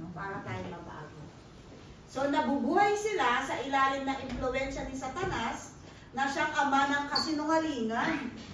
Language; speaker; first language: Filipino; non-native, local second language; Pampanga